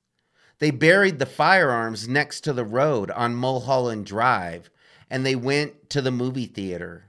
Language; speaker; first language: English; native; English